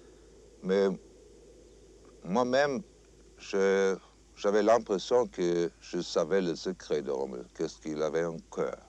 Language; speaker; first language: French; non-native, fluent; German